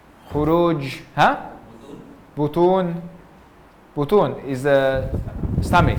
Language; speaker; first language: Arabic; non-native, fluent; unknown